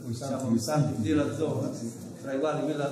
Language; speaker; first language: Italian; native; Italian